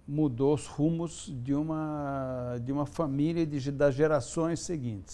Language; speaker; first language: Portuguese; early bilingual, other home language; Hungarian